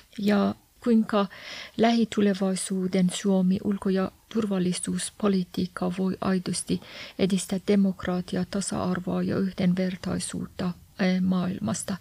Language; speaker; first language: Finnish; non-native, fluent; Persian